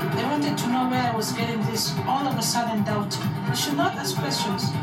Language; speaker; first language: English; non-native, fluent; Somali